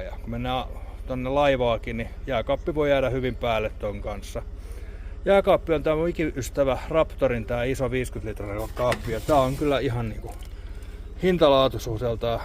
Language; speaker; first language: Finnish; native; Finnish